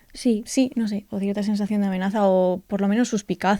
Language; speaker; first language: Spanish; native; Spanish